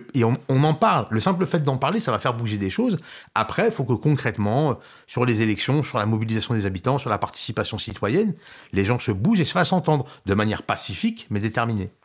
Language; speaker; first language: French; early bilingual, other home language; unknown